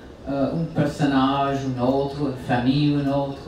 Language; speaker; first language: French; non-native, fluent; English